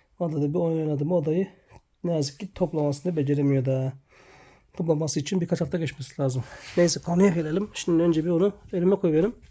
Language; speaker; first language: Turkish; native; Turkish